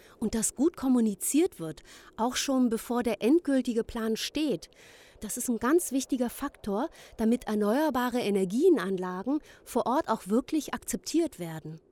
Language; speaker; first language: German; native; German